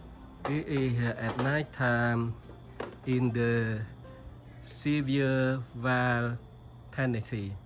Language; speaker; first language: English; non-native, learner; Vietnamese